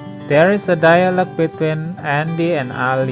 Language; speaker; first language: English; non-native, learner; Indonesian